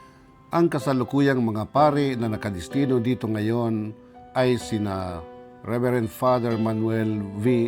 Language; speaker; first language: Filipino; non-native, local second language; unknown